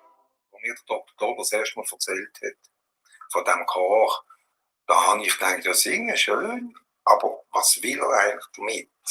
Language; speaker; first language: German; native; German